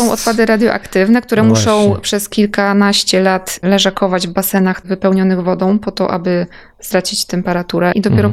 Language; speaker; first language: Polish; native; Polish